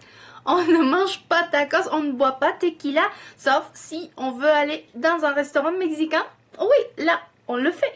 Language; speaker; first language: French; non-native, fluent; Spanish